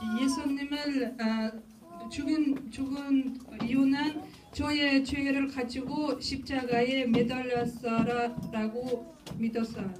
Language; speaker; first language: Korean; non-native, learner; Russian